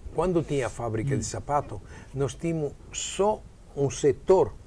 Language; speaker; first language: Portuguese; non-native, fluent; Italian